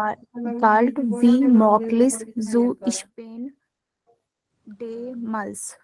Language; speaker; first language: German; non-native, learner; Hindi